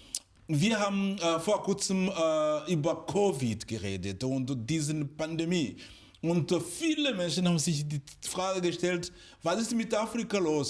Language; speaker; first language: German; non-native, fluent; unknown